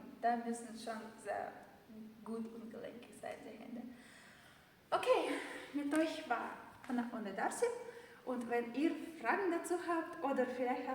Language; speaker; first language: German; non-native, fluent; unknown